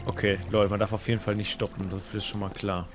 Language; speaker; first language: German; native; German